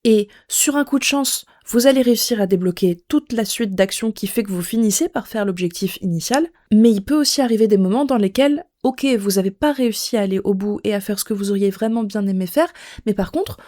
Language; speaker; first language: French; native; French